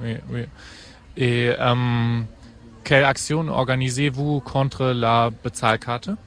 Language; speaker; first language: French; non-native, fluent; German